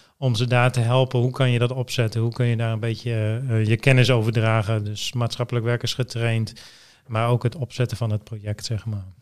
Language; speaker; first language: Dutch; native; Dutch